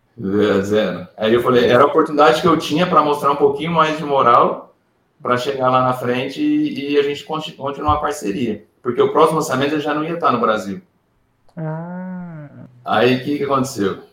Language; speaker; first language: Portuguese; native; Portuguese